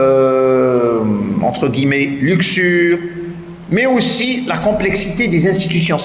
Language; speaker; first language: French; non-native, local second language; Arabic